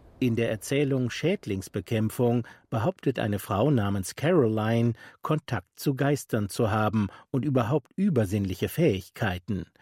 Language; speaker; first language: German; native; German